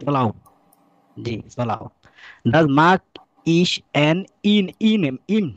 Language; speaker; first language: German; non-native, learner; Bangla